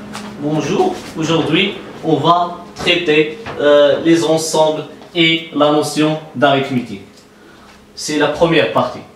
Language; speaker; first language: French; non-native, local second language; Arabic